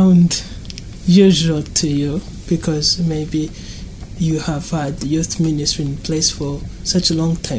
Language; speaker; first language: English; non-native, local second language; Kinyarwanda